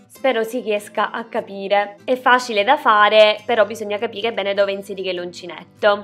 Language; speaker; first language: Italian; native; Italian